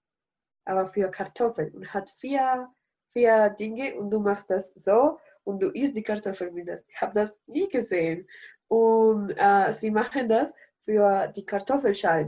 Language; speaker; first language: German; non-native, learner; Spanish